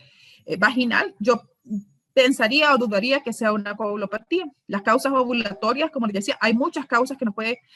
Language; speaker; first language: Spanish; native; Spanish